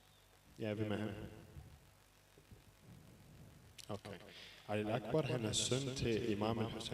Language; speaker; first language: Danish; early bilingual, other home language; Arabic